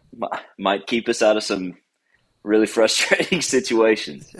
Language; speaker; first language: English; native; English